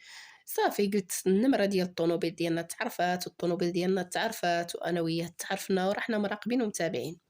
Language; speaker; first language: Arabic; native; Arabic